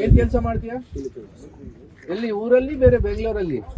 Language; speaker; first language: Kannada; non-native, learner; Hindi